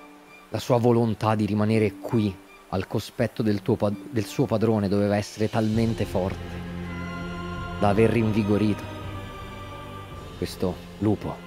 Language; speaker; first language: Italian; native; Italian